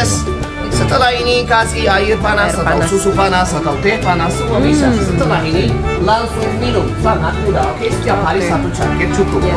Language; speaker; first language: Indonesian; non-native, fluent; Turkish